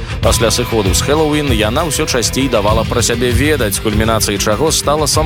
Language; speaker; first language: Belarusian; native; Belarusian